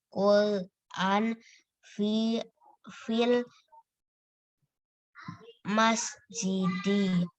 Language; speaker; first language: Arabic; non-native, learner; Indonesian